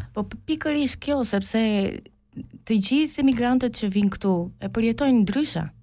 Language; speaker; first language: Albanian; early bilingual, heritage; Albanian